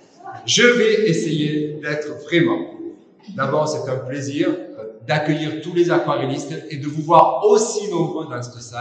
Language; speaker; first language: French; native; French